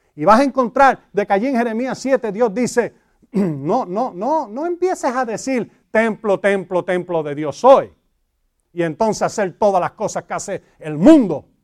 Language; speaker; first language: Spanish; early bilingual, heritage; Spanish